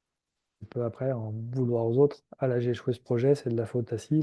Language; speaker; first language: French; native; French